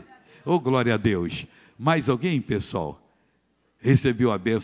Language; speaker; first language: Portuguese; native; Portuguese